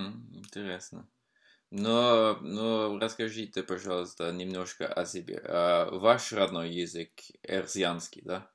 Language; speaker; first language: Russian; non-native, fluent; Norwegian